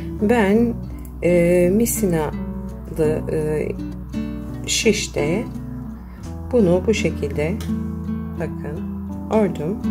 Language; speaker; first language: Turkish; native; Turkish